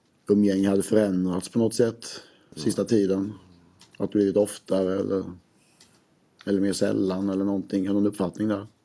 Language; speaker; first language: Swedish; native; Swedish